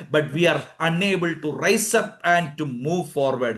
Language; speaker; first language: English; non-native, local second language; Malayalam